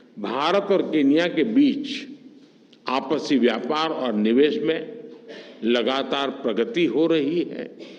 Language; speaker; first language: Hindi; non-native, local second language; Gujarati